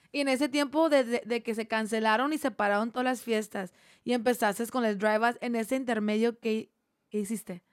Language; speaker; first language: Spanish; non-native, fluent; English